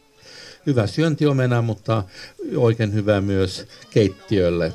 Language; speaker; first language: Finnish; non-native, local second language; Swedish